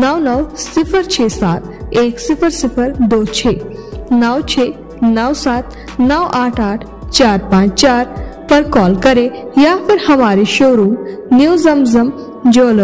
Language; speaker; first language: Urdu; non-native, local second language; Kashmiri